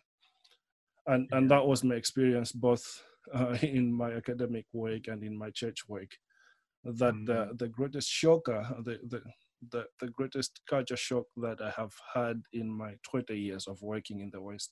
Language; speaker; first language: English; non-native, local second language; Nyanja